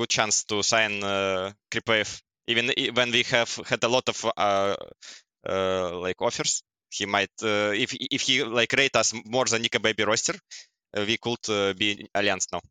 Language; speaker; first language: English; non-native, learner; Russian